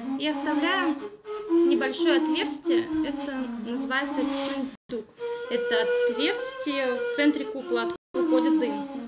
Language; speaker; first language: Russian; non-native, local second language; Bashkir